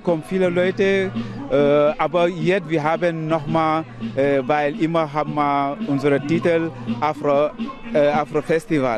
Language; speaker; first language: German; non-native, learner; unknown